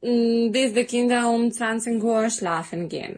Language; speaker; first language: German; non-native, learner; Serbian